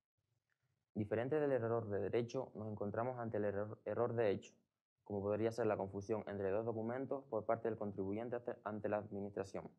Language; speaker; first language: Spanish; native; Spanish